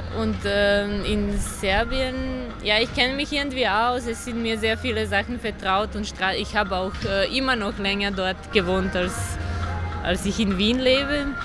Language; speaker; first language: German; non-native, fluent; Serbian